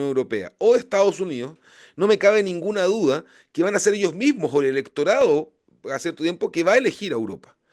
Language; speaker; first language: Spanish; native; Spanish